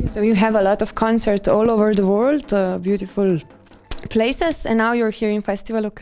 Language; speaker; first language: English; non-native, fluent; Slovenian